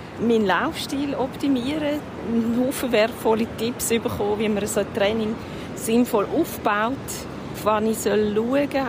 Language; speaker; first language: German; native; German